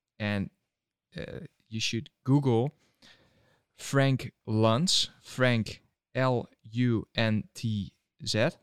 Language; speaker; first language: English; non-native, fluent; Dutch